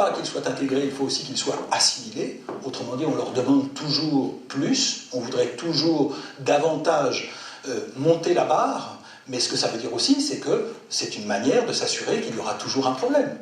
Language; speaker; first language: French; native; French